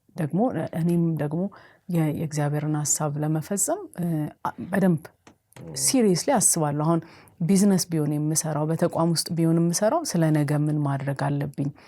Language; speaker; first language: Amharic; native; Amharic